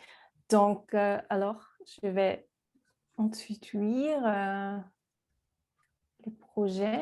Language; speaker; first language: French; non-native, fluent; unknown